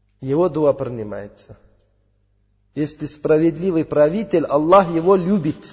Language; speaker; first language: Russian; non-native, learner; Uzbek